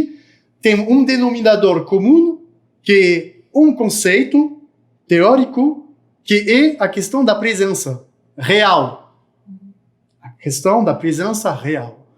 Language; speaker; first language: Portuguese; non-native, fluent; French